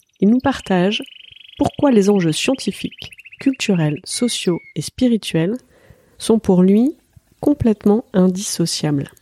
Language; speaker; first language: French; native; French